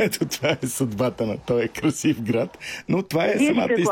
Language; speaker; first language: Bulgarian; native; Bulgarian